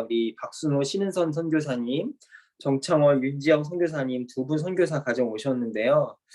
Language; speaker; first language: Korean; native; Korean